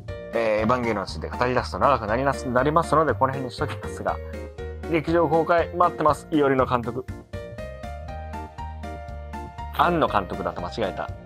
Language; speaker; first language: Japanese; native; Japanese